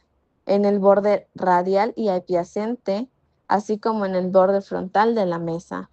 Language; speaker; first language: Spanish; native; Spanish